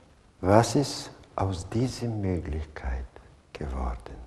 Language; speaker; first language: German; non-native, fluent; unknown